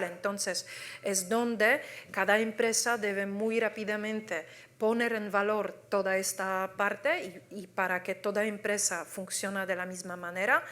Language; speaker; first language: Spanish; non-native, fluent; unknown